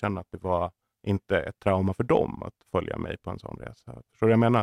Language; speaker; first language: Swedish; native; Swedish